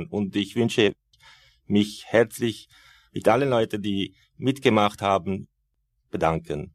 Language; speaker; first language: German; non-native, fluent; Italian